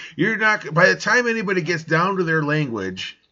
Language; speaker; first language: English; early bilingual, other home language; Italian